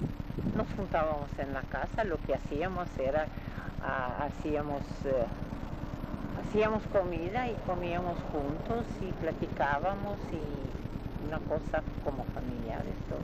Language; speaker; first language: Spanish; early bilingual, other home language; Russian